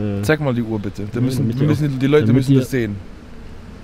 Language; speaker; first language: German; native; German